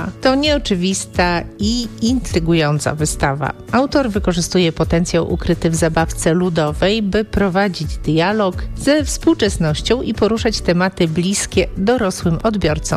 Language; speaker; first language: Polish; native; Polish